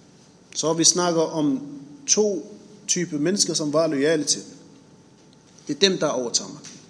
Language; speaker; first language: Danish; non-native, fluent; Arabic